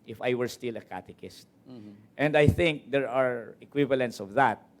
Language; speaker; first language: English; non-native, local second language; Filipino